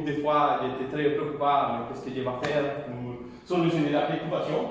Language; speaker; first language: French; non-native, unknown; Spanish